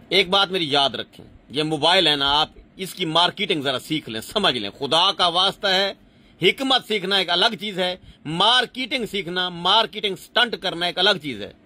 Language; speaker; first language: Urdu; non-native, local second language; Punjabi